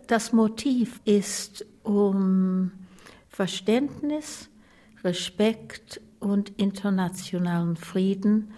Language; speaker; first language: German; non-native, fluent; Vietnamese